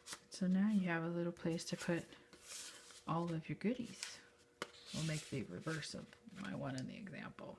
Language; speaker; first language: English; native; English